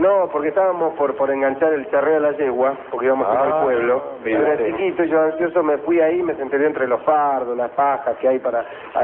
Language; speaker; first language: Spanish; native; Spanish